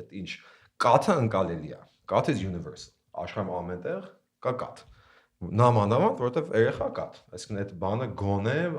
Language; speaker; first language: Armenian; early bilingual, heritage; Armenian